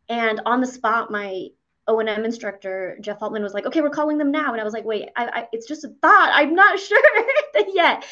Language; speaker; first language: English; early bilingual, other home language; Spanish